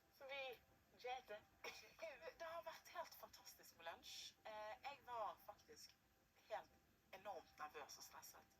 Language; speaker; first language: Norwegian; early bilingual, other home language; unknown